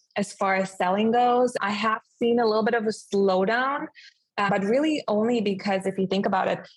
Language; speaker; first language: English; non-native, fluent; German